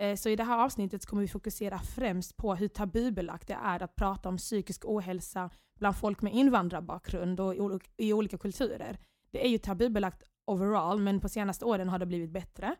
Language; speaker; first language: Swedish; early bilingual, other home language; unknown